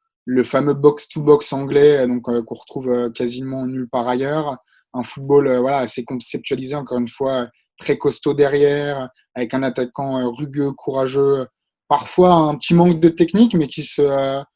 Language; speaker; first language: French; native; French